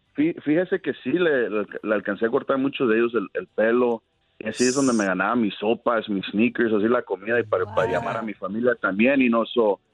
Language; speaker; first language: Spanish; early bilingual, heritage; Spanish